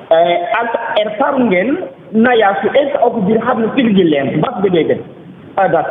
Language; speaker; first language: German; non-native, learner; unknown